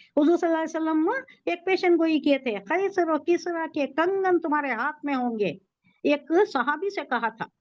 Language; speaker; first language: Urdu; native; Urdu